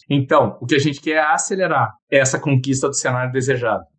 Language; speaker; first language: Portuguese; native; Portuguese